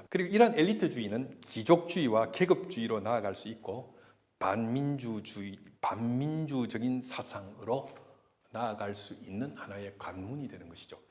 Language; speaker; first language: Korean; native; Korean